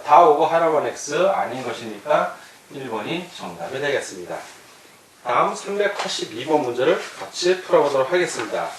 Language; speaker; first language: Korean; native; Korean